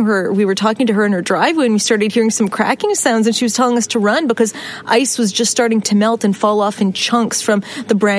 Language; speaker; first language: English; native; English